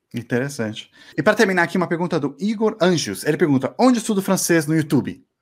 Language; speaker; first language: Portuguese; native; Portuguese